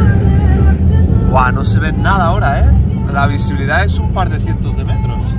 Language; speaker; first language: Spanish; native; Spanish